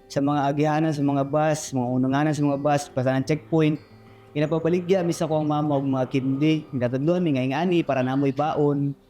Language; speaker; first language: Cebuano; native; Cebuano